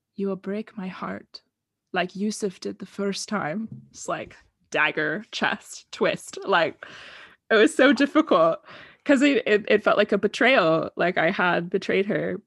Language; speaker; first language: English; native; English